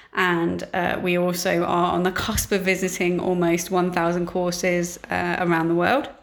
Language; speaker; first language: English; native; English